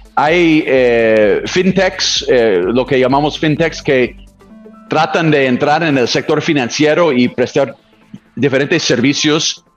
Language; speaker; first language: Spanish; non-native, fluent; English